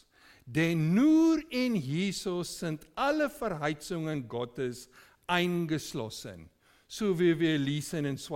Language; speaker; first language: German; non-native, fluent; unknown